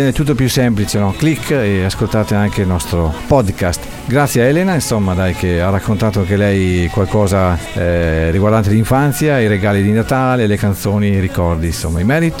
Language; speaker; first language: Italian; native; Italian